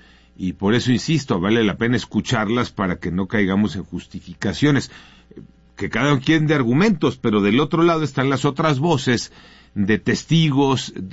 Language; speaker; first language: Spanish; native; Spanish